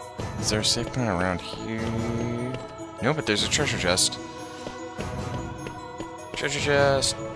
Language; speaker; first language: English; native; English